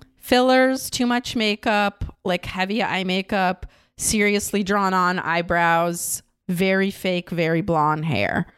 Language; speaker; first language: English; non-native, fluent; Russian